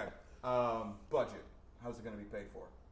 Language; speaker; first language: English; native; English